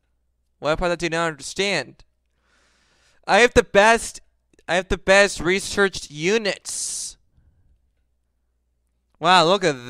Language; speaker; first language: English; native; English